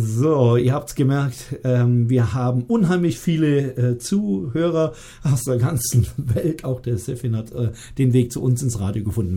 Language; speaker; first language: German; native; German